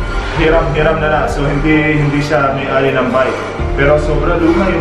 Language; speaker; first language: Filipino; non-native, learner; Arabic